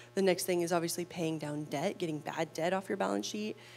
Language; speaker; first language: English; native; English